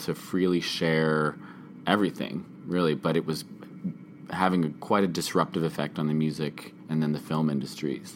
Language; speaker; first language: English; native; English